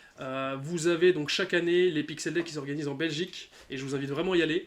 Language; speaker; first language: French; native; French